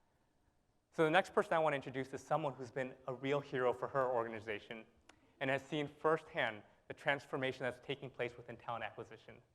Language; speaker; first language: English; native; English